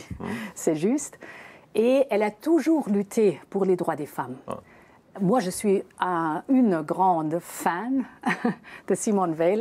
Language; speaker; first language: French; non-native, fluent; German